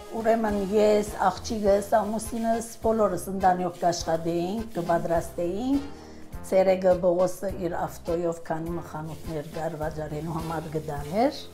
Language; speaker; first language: Armenian; early bilingual, heritage; Armenian